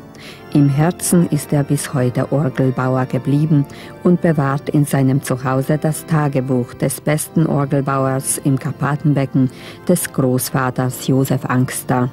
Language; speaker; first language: German; native; German